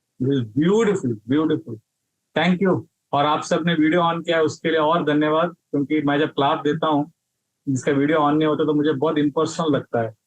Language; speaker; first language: Hindi; non-native, local second language; Marathi